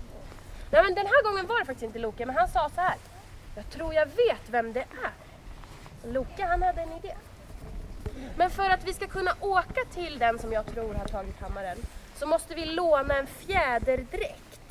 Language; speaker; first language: Swedish; native; Swedish